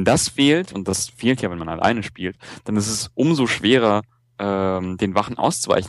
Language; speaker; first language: German; native; German